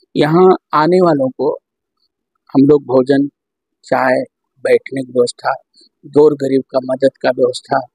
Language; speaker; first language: Hindi; non-native, local second language; Marathi